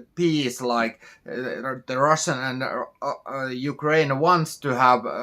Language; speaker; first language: English; non-native, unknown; Finnish